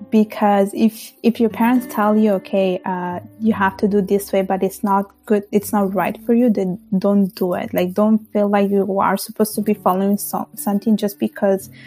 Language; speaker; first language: English; non-native, fluent; Bangla